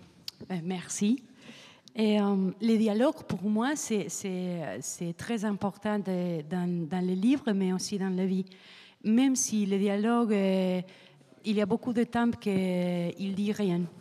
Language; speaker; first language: French; non-native, learner; Spanish